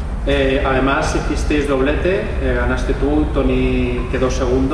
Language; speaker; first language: Spanish; native; Spanish